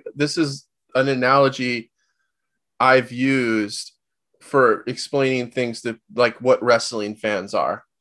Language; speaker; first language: English; native; English